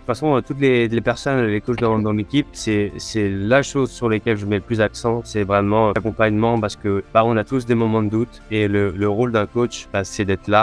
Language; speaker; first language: French; native; French